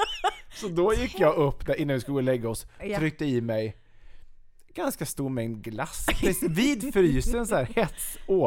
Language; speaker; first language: Swedish; native; Swedish